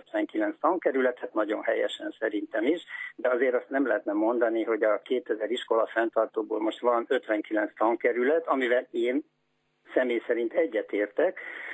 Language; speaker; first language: Hungarian; native; Hungarian